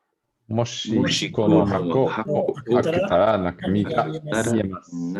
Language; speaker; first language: Japanese; non-native, learner; English